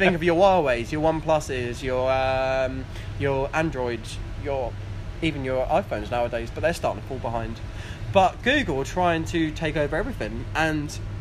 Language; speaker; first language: English; native; English